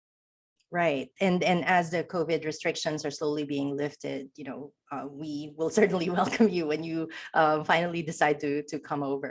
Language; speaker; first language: English; non-native, local second language; Filipino